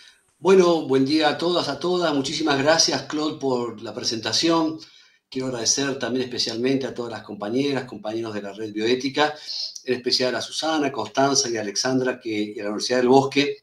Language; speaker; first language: Spanish; native; Spanish